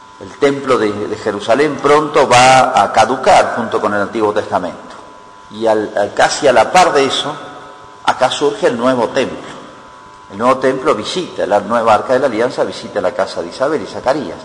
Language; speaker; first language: Spanish; native; Spanish